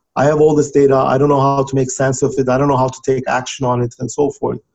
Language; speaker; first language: English; non-native, fluent; Turkish